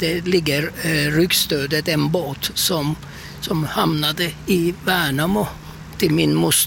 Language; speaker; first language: Swedish; non-native, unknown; Turkish